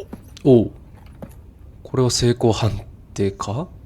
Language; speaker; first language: Japanese; native; Japanese